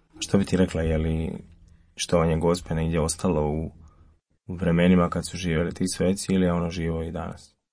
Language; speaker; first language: Croatian; native; Croatian